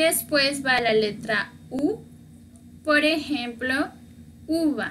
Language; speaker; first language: Spanish; native; Spanish